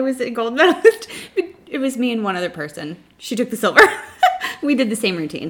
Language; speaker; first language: English; native; English